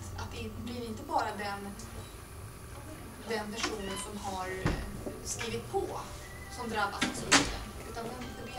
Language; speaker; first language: Swedish; native; Swedish